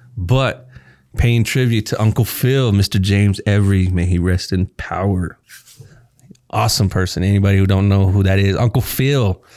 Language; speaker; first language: English; native; English